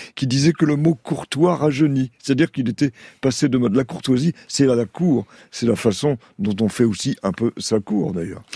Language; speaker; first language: French; native; French